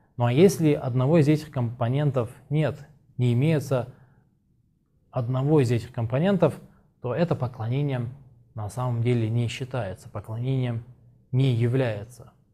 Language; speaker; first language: Russian; non-native, local second language; Azerbaijani